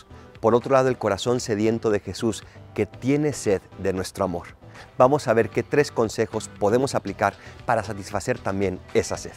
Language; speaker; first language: Spanish; native; Spanish